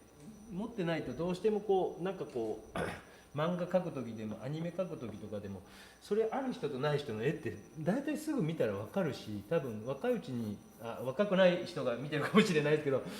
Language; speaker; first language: Japanese; native; Japanese